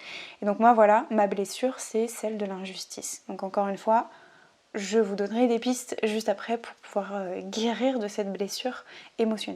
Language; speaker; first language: French; native; French